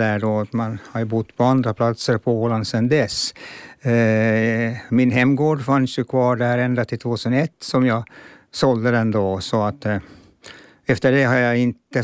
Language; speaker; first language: Swedish; non-native, local second language; Finnish